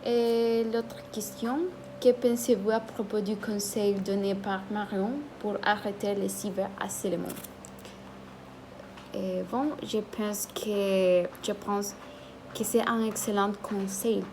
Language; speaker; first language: French; non-native, learner; Spanish